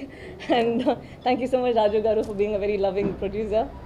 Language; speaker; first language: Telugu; non-native, learner; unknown